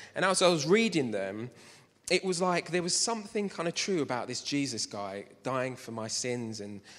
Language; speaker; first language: English; native; English